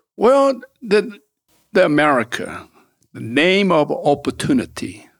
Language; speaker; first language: English; non-native, fluent; Korean